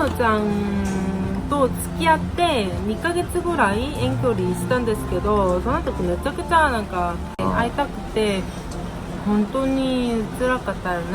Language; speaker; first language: Japanese; non-native, fluent; Korean